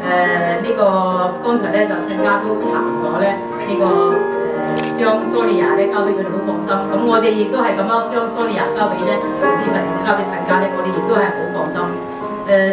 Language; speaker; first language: Cantonese; native; Cantonese